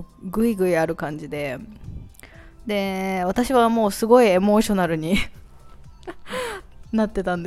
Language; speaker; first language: Japanese; native; Japanese